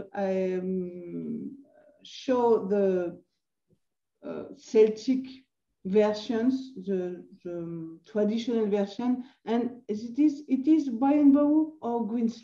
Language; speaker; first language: English; non-native, learner; French